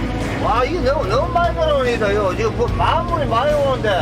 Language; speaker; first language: Korean; native; Korean